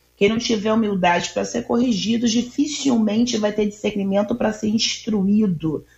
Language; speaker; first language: Portuguese; native; Portuguese